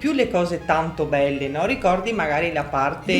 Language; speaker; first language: Italian; native; Italian